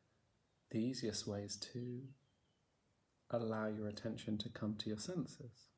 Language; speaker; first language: English; native; English